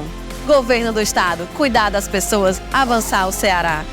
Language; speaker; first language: Portuguese; native; Portuguese